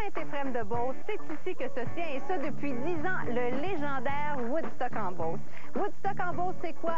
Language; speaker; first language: French; native; French